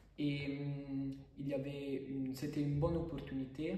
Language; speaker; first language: French; non-native, fluent; Italian